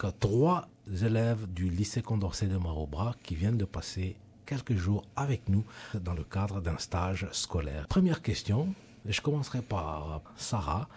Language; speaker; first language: French; native; French